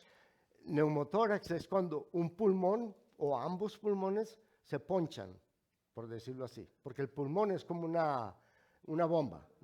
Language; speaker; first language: Spanish; native; Spanish